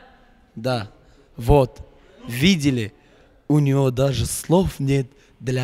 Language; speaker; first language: Russian; non-native, local second language; Uzbek